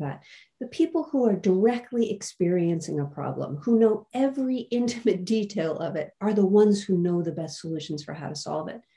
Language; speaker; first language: English; native; English